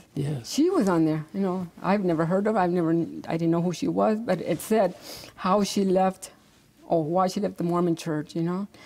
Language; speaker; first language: English; native; English